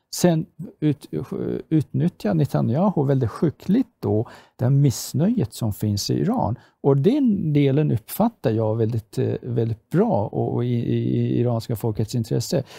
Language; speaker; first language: Swedish; non-native, fluent; Persian